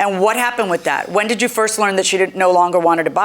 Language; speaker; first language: English; native; English